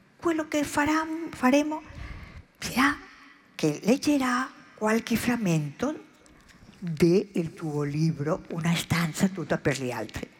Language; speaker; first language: Italian; non-native, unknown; Spanish